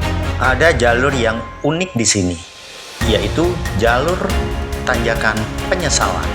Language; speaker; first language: Indonesian; native; Indonesian